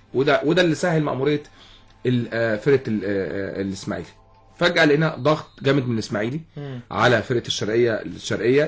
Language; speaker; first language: Arabic; native; Arabic